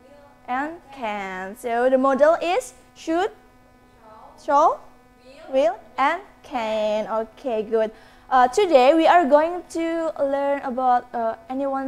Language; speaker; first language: English; non-native, learner; Indonesian